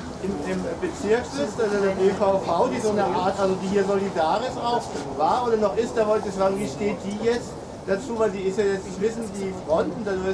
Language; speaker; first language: German; native; German